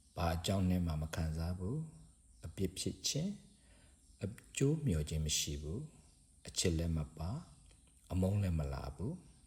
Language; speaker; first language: Burmese; non-native, fluent; Korean